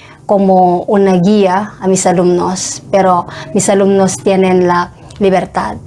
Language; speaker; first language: Spanish; non-native, fluent; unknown